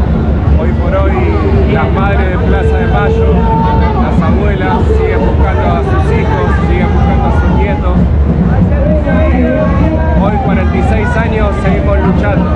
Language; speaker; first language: Spanish; native; Spanish